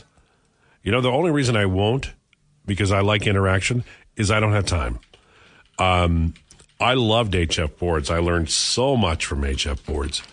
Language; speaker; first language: English; native; English